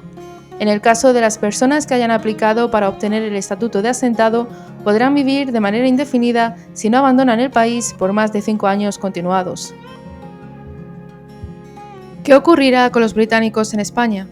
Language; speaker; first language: Spanish; native; Spanish